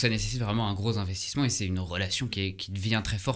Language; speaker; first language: French; native; French